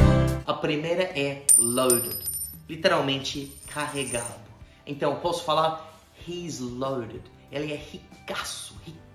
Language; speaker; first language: Portuguese; non-native, fluent; English